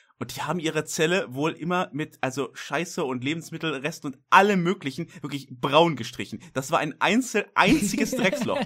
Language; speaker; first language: German; native; German